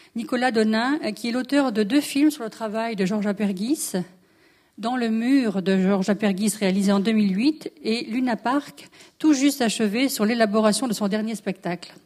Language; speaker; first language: French; native; French